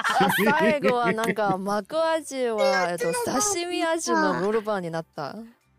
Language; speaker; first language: Japanese; non-native, fluent; Chinese